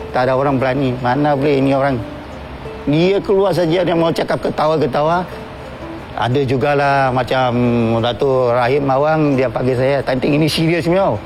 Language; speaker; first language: Malay; non-native, local second language; Chinese